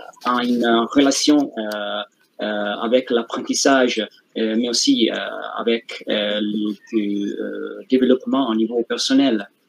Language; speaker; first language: French; non-native, fluent; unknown